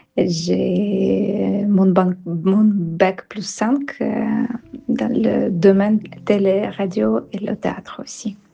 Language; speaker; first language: French; non-native, fluent; Ukrainian